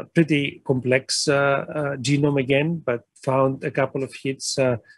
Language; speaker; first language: English; non-native, fluent; Greek